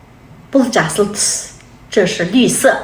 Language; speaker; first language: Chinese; non-native, fluent; Kazakh